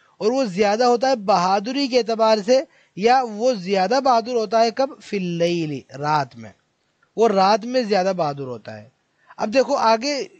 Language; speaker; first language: Urdu; native; Urdu